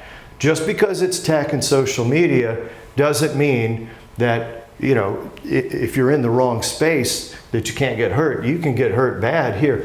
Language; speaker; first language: English; native; English